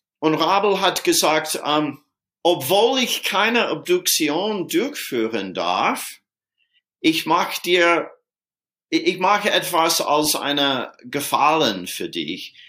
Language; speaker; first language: German; non-native, fluent; English